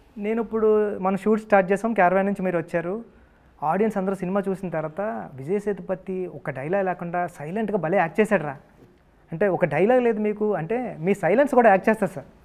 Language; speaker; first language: Telugu; native; Telugu